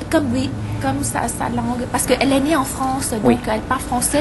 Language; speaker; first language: French; non-native, fluent; Vietnamese